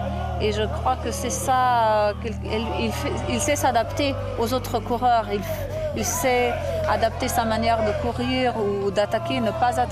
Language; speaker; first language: French; non-native, fluent; Slovenian